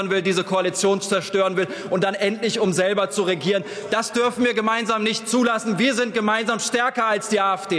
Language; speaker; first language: German; early bilingual, other home language; Turkish